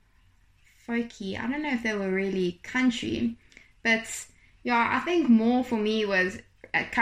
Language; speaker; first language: English; native; English